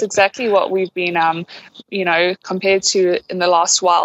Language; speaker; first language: English; native; English